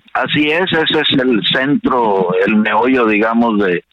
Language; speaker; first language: Spanish; native; Spanish